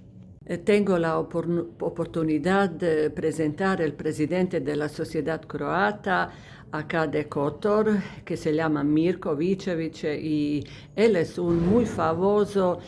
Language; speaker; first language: Spanish; non-native, fluent; Croatian